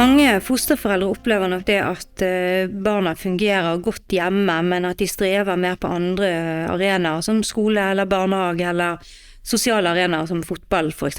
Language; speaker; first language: Norwegian; native; Norwegian